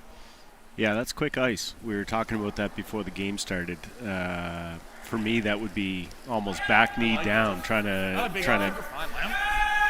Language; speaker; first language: English; native; English